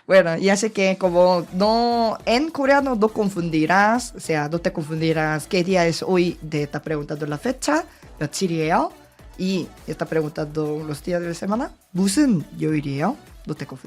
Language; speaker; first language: Spanish; non-native, learner; Korean